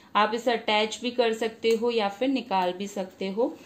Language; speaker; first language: Hindi; non-native, local second language; Bangla